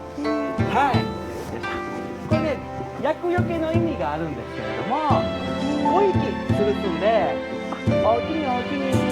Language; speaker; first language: Japanese; native; Japanese